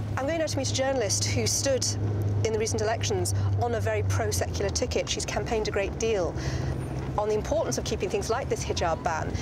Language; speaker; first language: English; native; English